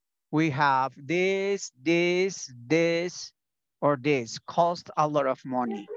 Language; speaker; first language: English; non-native, fluent; Spanish